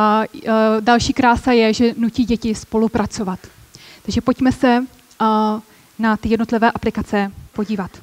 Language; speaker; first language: Czech; native; Czech